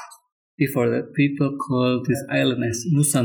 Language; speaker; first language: English; non-native, learner; Indonesian